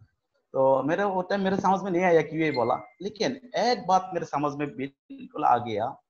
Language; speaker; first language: Hindi; non-native, fluent; Bangla